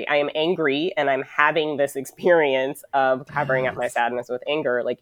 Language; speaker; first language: English; native; English